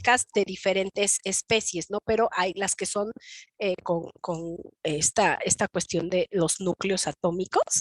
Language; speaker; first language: Spanish; native; Spanish